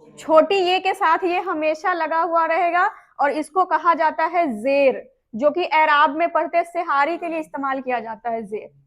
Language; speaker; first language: Hindi; native; Hindi